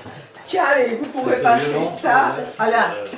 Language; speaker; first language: French; native; French